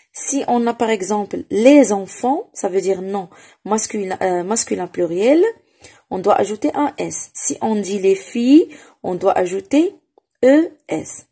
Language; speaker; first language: French; non-native, local second language; Arabic